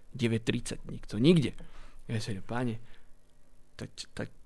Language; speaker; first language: Slovak; native; Slovak